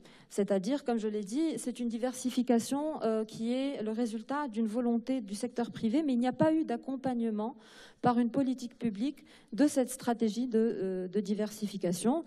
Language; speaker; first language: French; non-native, local second language; Arabic